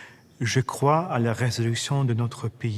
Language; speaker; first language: French; non-native, fluent; Ukrainian